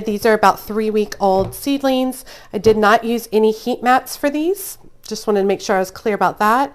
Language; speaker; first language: English; native; English